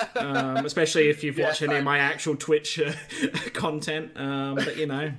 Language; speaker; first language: English; native; English